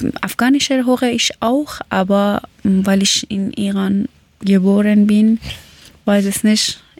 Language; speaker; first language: German; non-native, learner; Persian